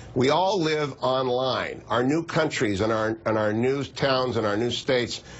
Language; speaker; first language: English; native; English